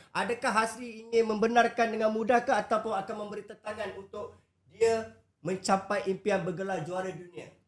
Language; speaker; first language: Malay; native; Malay